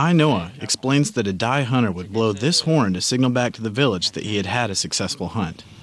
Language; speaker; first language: English; native; English